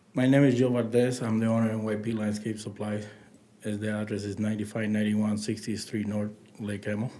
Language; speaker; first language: English; non-native, learner; Spanish